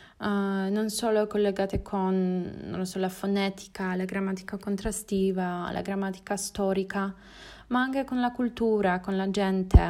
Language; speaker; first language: Italian; non-native, learner; Polish